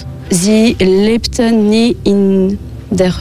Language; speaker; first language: German; non-native, learner; French